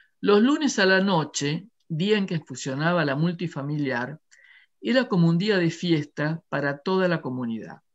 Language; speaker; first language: Spanish; native; Spanish